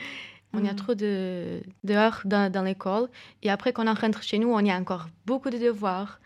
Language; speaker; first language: French; non-native, fluent; Portuguese